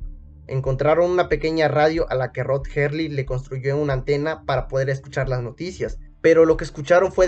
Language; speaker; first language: Spanish; native; Spanish